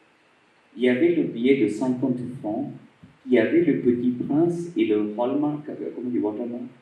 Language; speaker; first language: French; non-native, fluent; Bangla